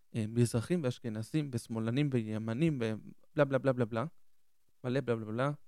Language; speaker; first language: Hebrew; early bilingual, other home language; Spanish